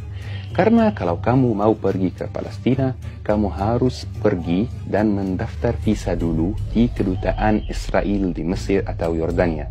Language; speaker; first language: Indonesian; non-native, fluent; Arabic